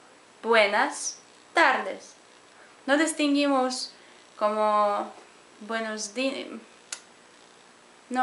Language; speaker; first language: Spanish; non-native, fluent; Polish